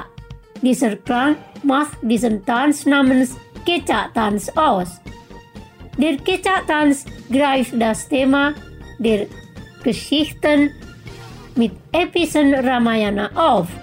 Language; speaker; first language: German; non-native, fluent; Indonesian